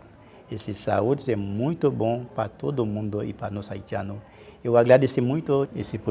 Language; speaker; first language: Portuguese; non-native, learner; Haitian Creole